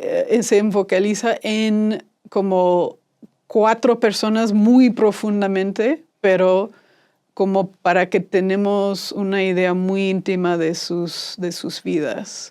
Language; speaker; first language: Spanish; non-native, fluent; English